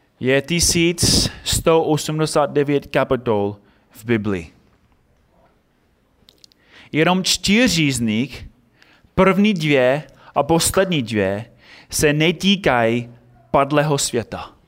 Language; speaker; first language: Czech; non-native, fluent; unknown